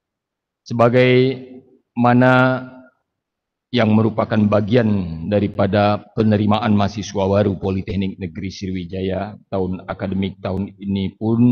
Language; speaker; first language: Indonesian; native; Indonesian